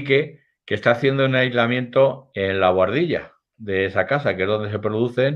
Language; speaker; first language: Spanish; native; Spanish